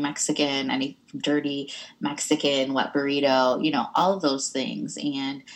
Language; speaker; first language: English; native; English